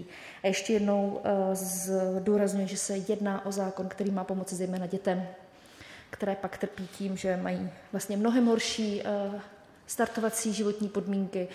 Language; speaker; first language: Czech; native; Czech